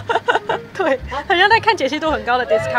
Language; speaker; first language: Chinese; native; Chinese